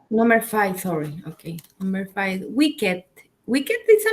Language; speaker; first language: English; non-native, learner; Spanish